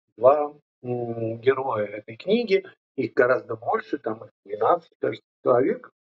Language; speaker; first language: Russian; native; Russian